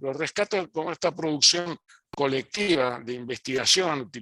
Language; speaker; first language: Spanish; native; Spanish